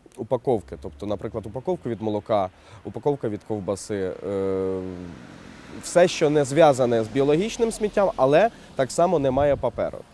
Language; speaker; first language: Ukrainian; native; Ukrainian